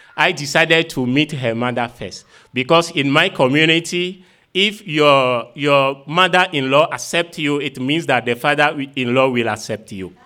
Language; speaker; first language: English; non-native, fluent; Ewe